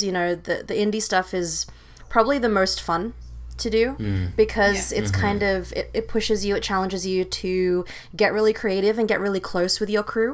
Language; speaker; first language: English; native; English